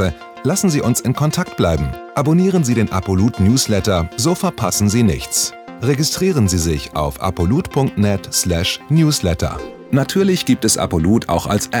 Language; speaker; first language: German; native; German